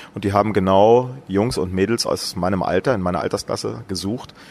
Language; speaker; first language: German; native; German